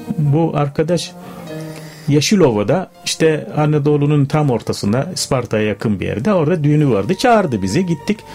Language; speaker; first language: Turkish; non-native, fluent; Arabic